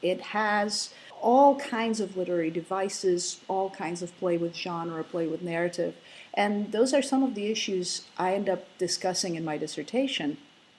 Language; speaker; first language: English; non-native, fluent; Slovak